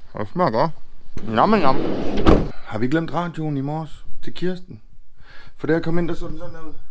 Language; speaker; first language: Danish; native; Danish